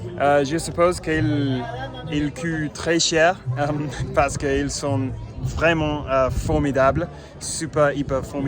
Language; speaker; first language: French; non-native, learner; English